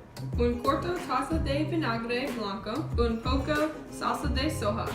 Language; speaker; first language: Spanish; non-native, learner; English